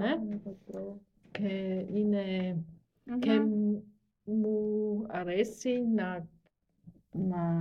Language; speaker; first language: Greek; non-native, learner; German